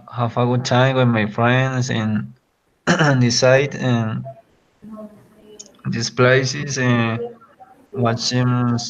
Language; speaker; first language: English; non-native, learner; Spanish